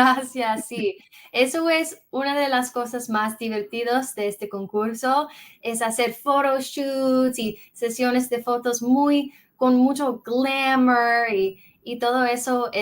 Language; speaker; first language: Spanish; early bilingual, heritage; English